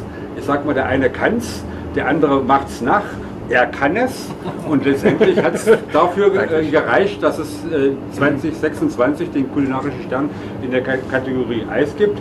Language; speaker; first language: German; native; German